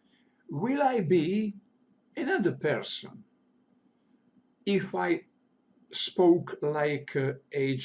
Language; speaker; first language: English; non-native, learner; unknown